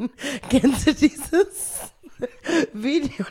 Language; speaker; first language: German; native; German